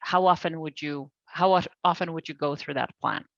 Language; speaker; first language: English; non-native, fluent; Polish